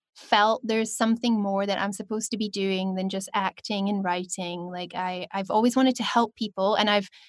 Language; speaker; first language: English; native; English